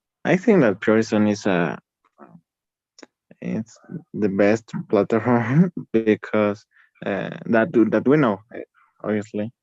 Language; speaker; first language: English; non-native, learner; Spanish